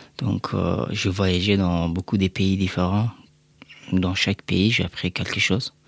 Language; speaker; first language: French; non-native, fluent; Persian